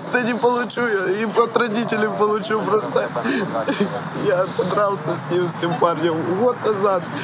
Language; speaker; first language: Russian; native; Russian